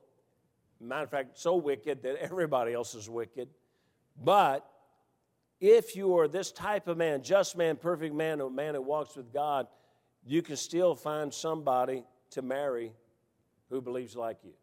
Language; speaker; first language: English; native; English